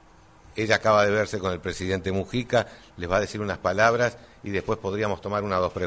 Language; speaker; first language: Spanish; native; Spanish